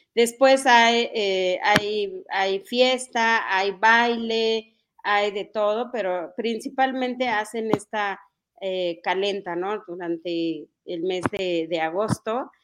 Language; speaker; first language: Spanish; non-native, local second language; Mixtepec Mixtec